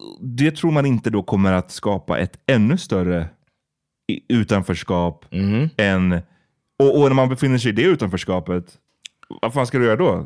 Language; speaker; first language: Swedish; native; Swedish